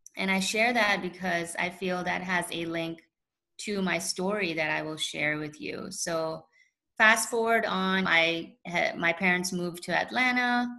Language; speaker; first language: English; early bilingual, other home language; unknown